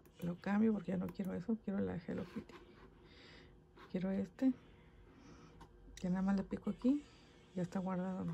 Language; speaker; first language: Spanish; native; Spanish